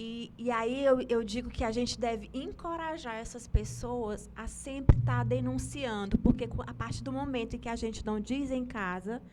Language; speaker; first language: Portuguese; native; Portuguese